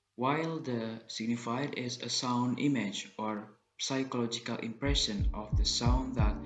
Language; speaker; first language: English; non-native, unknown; Indonesian